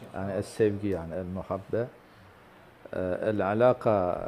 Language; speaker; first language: Arabic; non-native, fluent; Turkish